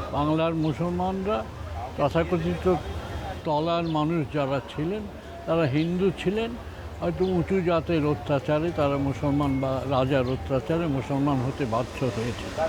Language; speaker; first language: Bangla; native; Bangla